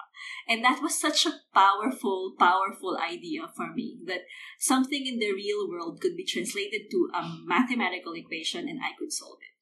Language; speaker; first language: English; non-native, local second language; Filipino